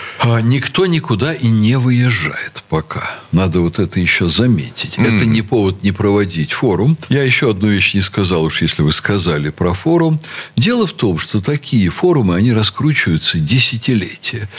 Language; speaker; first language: Russian; native; Russian